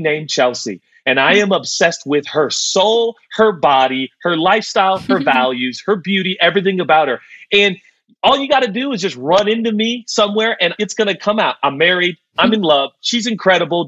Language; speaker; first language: English; native; English